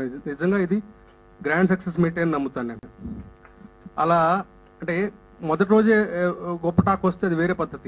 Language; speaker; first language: Telugu; native; Telugu